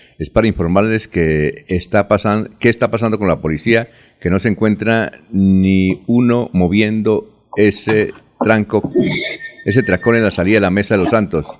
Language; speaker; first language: Spanish; native; Spanish